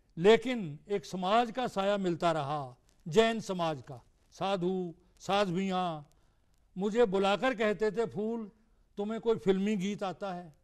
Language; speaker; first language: Hindi; non-native, local second language; Punjabi